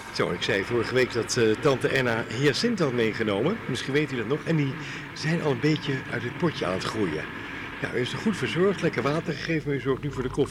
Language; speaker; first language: Dutch; native; Dutch